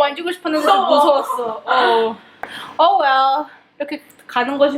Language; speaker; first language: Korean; early bilingual, heritage; Korean